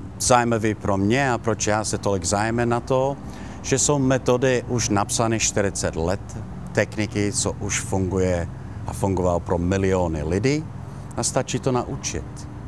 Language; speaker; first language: Czech; non-native, learner; Italian